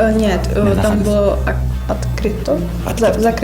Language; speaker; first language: Russian; non-native, learner; Czech